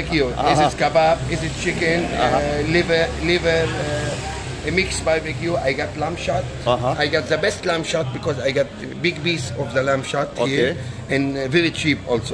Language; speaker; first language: English; non-native, learner; Arabic